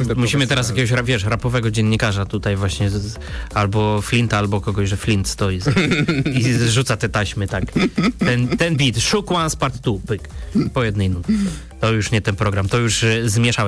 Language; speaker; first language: Polish; native; Polish